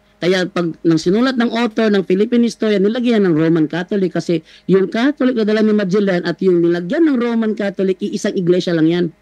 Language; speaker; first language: Filipino; non-native, local second language; Cebuano